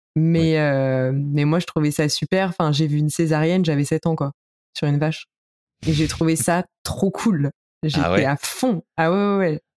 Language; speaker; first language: French; native; French